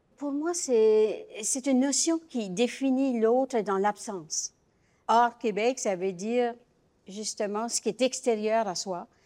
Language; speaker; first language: French; native; French